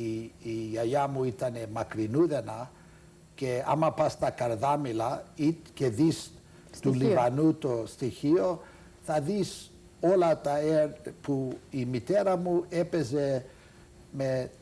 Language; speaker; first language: Greek; early bilingual, heritage; Greek